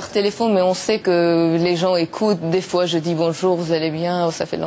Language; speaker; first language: French; non-native, learner; Persian